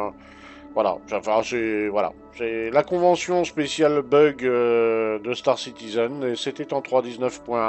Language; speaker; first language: French; native; French